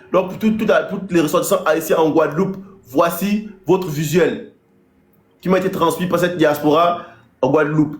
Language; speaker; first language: French; native; French